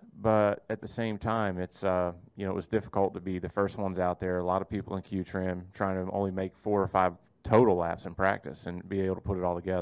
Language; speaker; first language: English; native; English